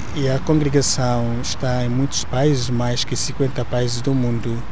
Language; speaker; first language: Portuguese; non-native, fluent; Igbo